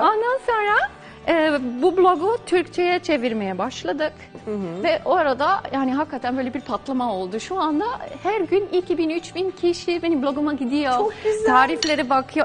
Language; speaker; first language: Turkish; non-native, fluent; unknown